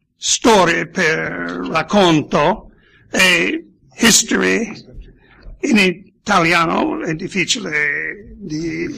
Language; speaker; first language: Italian; non-native, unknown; English